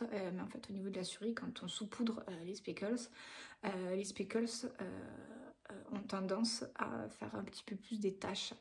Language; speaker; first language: French; native; French